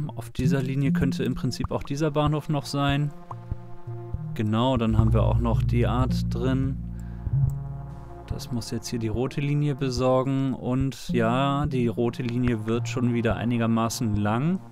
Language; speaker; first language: German; native; German